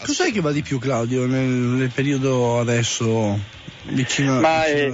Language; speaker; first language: Italian; native; Italian